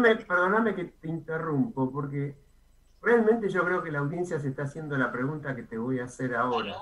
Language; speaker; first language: Spanish; native; Spanish